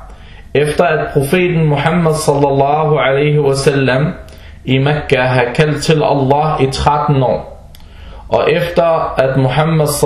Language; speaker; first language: Danish; non-native, fluent; Arabic